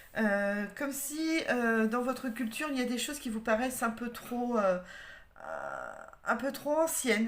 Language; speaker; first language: French; native; French